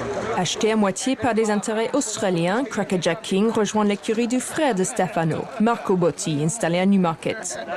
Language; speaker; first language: French; native; French